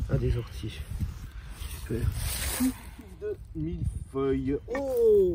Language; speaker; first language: French; native; French